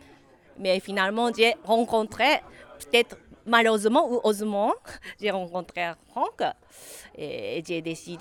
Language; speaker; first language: French; non-native, learner; Japanese